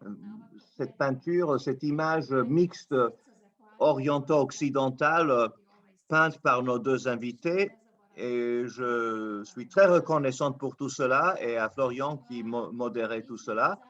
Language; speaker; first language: French; non-native, local second language; Serbian